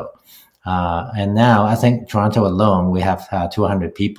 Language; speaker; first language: English; non-native, local second language; Cantonese